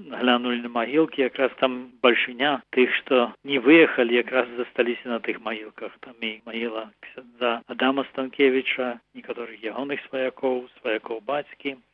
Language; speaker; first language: Belarusian; early bilingual, heritage; Belarusian